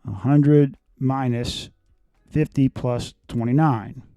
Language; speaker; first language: English; native; English